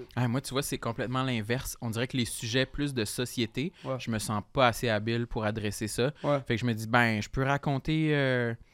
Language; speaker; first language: French; native; French